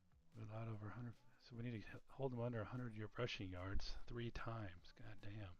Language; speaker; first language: English; native; English